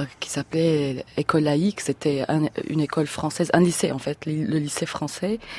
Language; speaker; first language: French; non-native, fluent; Arabic